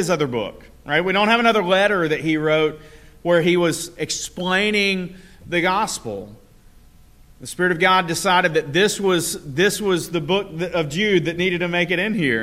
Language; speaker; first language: English; native; English